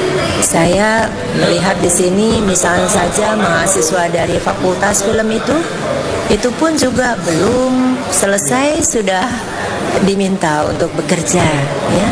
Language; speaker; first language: Indonesian; native; Indonesian